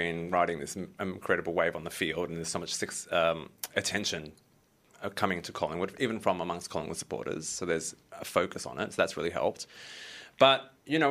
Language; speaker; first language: English; native; English